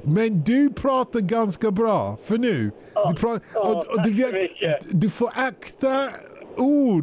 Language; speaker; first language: Swedish; non-native, fluent; English